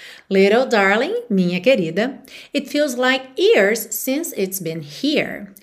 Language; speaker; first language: English; non-native, fluent; Portuguese